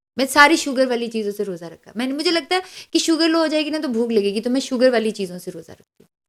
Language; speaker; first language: Urdu; native; Urdu